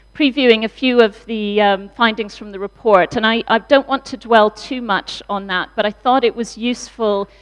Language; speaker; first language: English; native; English